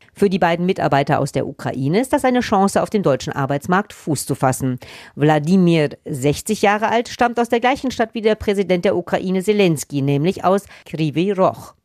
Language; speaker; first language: German; native; German